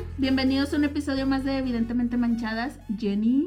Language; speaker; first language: Spanish; native; Spanish